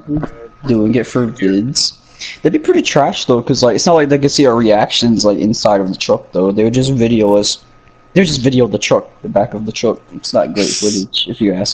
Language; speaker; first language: English; native; English